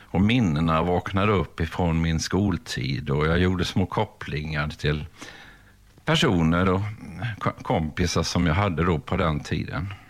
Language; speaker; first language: Swedish; native; Swedish